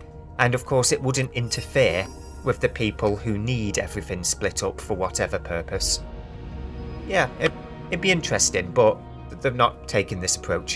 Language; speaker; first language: English; native; English